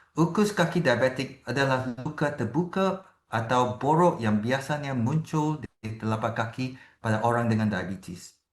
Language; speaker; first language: Malay; non-native, local second language; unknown